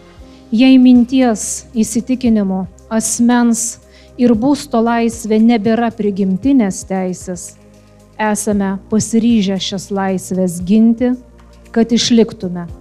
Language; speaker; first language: Lithuanian; native; Lithuanian